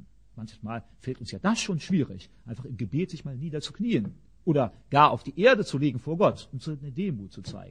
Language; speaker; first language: German; native; German